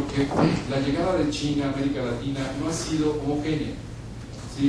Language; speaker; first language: Spanish; native; Spanish